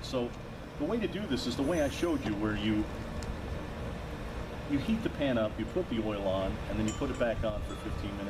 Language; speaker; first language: English; native; English